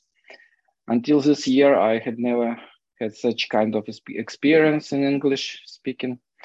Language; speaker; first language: English; non-native, fluent; Ukrainian